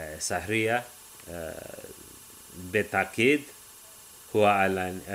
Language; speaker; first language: Arabic; non-native, learner; English